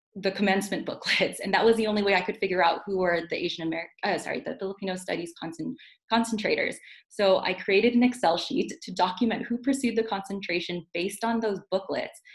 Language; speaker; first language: English; native; English